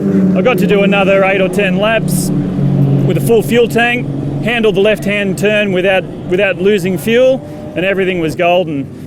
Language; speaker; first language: English; native; English